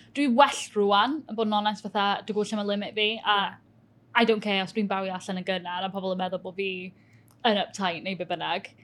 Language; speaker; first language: Welsh; native; Welsh